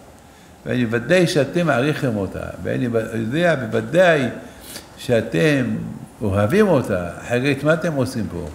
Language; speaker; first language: Hebrew; non-native, fluent; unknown